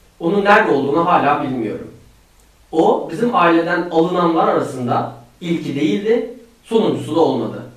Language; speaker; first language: Turkish; non-native, fluent; Uyghur